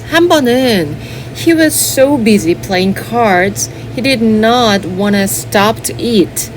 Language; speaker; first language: English; non-native, fluent; Korean